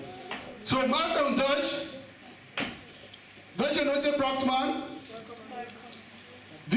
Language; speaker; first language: German; non-native, fluent; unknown